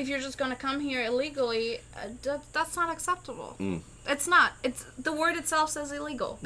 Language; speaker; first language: English; non-native, fluent; Albanian